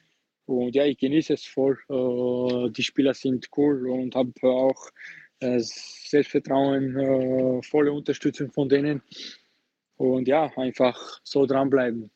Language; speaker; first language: German; non-native, fluent; Georgian